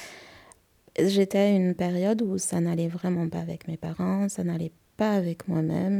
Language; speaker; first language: French; native; French